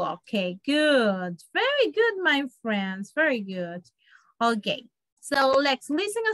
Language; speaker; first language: English; non-native, fluent; Spanish